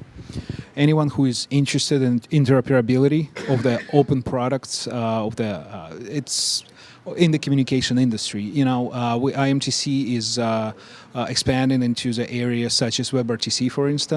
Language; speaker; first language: English; non-native, fluent; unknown